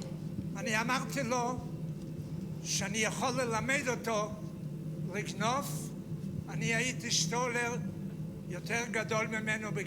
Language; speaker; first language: Hebrew; non-native, fluent; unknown